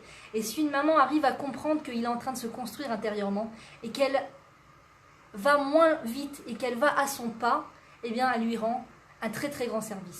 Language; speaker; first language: French; native; French